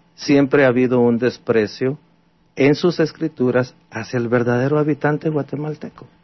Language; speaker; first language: Spanish; native; Spanish